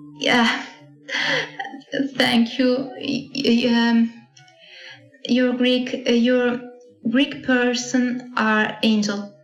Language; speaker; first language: English; non-native, learner; Italian